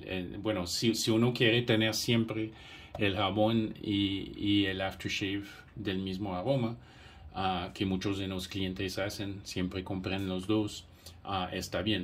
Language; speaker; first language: Spanish; non-native, fluent; English